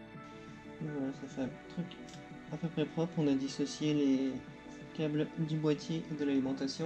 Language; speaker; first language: French; native; French